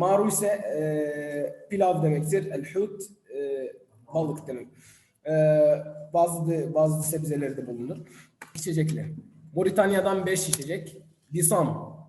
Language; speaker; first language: Turkish; non-native, learner; Arabic